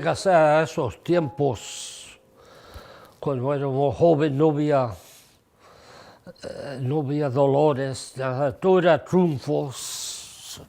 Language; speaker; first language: Spanish; early bilingual, heritage; English